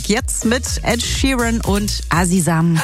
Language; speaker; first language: German; native; German